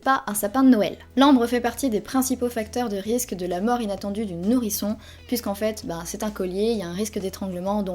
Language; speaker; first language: French; native; French